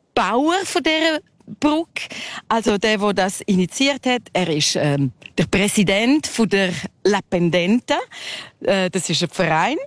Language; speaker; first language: German; early bilingual, other home language; Spanish